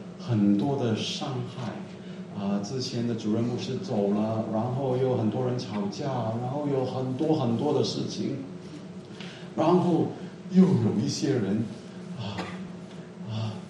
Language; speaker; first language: Chinese; non-native, local second language; Cantonese